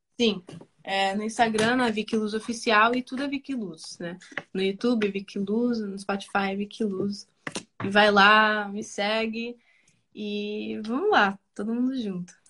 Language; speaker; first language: Portuguese; early bilingual, other home language; Spanish